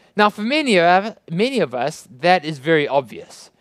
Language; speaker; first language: English; native; English